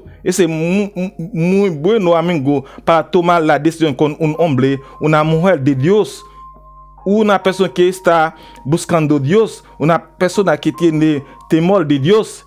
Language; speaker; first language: Spanish; non-native, learner; Haitian Creole